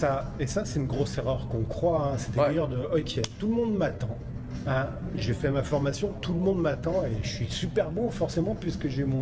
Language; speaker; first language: French; native; French